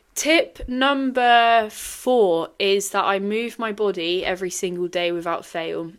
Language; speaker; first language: English; native; English